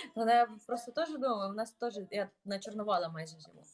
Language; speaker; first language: Ukrainian; native; Ukrainian